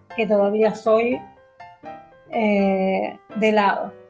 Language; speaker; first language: Spanish; native; Spanish